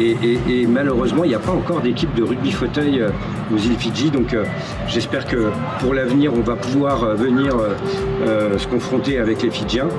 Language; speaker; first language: French; native; French